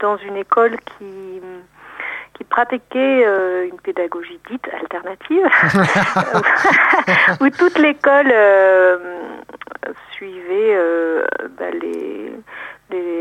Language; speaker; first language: French; native; French